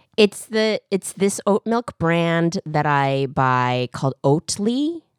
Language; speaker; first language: English; early bilingual, other home language; Korean